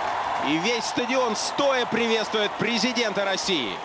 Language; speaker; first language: Russian; native; Russian